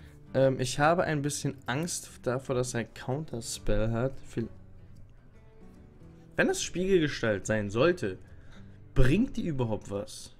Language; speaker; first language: German; native; German